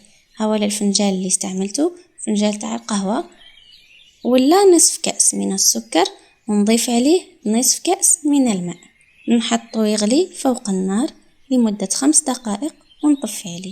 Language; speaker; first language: Arabic; native; Arabic